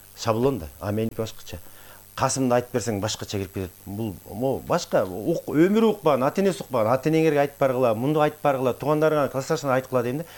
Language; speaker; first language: Kyrgyz; native; Kyrgyz